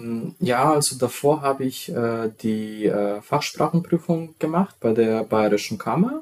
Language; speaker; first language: German; non-native, fluent; Serbian